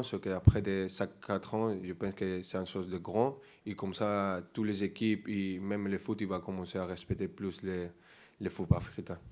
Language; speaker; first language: French; non-native, fluent; Spanish